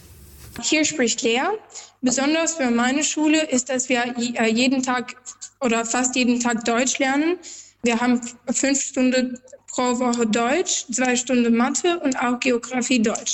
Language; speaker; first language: German; non-native, fluent; Albanian